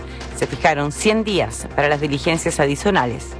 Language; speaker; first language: Spanish; native; Spanish